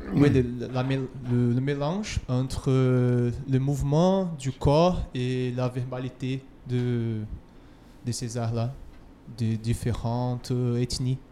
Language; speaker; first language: French; non-native, fluent; Portuguese